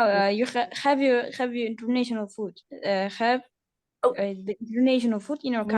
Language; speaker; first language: English; non-native, learner; Uzbek